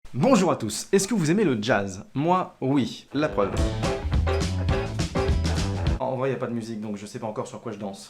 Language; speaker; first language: French; native; French